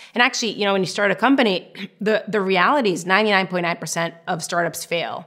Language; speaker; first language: English; non-native, fluent; Hebrew